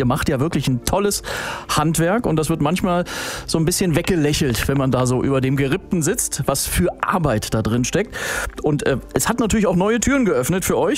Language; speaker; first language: German; native; German